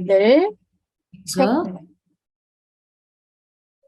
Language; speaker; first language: Korean; non-native, fluent; Indonesian